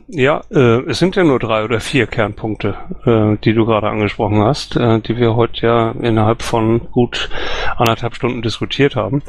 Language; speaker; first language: German; native; German